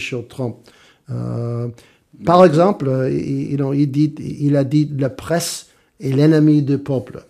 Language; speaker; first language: French; non-native, fluent; English